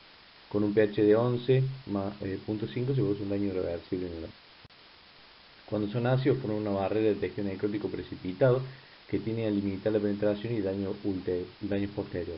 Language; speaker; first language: Spanish; native; Spanish